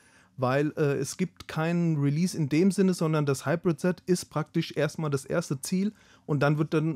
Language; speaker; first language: German; native; German